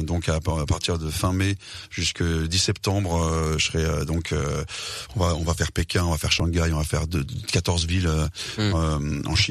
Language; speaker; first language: French; native; French